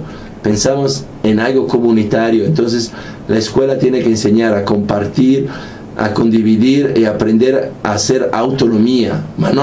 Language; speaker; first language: Spanish; non-native, fluent; Italian